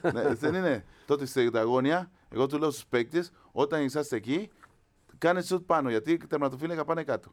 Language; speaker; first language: Greek; non-native, learner; Spanish